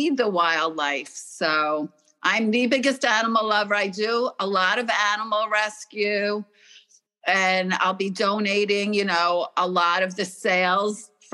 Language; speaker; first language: English; native; English